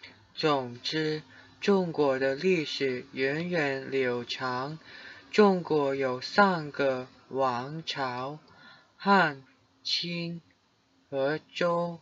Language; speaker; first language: Chinese; non-native, learner; English